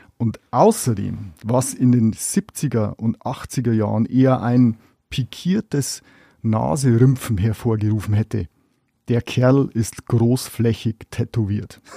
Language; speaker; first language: German; native; German